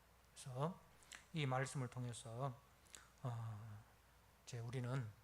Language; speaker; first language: Korean; native; Korean